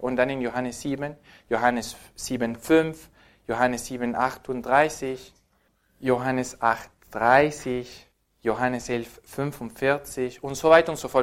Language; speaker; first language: German; non-native, fluent; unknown